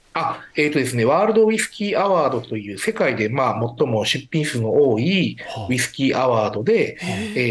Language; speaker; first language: Japanese; native; Japanese